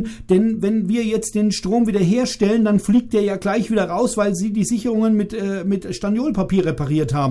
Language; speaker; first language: German; native; German